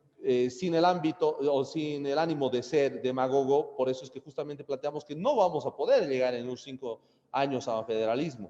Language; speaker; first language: Spanish; native; Spanish